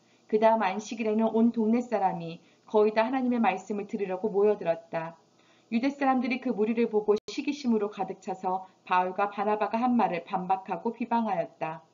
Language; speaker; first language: Korean; native; Korean